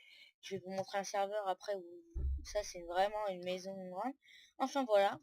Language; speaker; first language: French; native; French